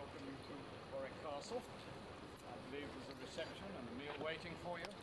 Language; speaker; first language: English; native; English